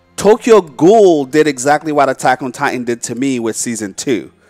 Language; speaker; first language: English; native; English